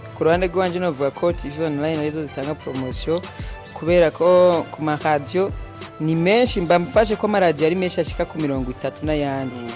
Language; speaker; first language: Rundi; early bilingual, heritage; Rundi